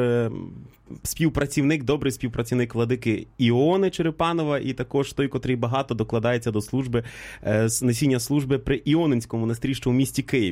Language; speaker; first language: Ukrainian; native; Ukrainian